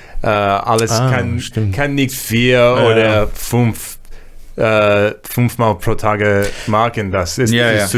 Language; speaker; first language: German; non-native, learner; English